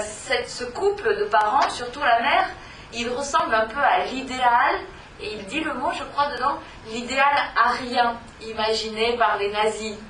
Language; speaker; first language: French; native; French